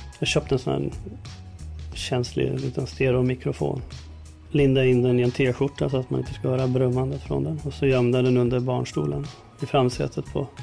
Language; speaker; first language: Swedish; native; Swedish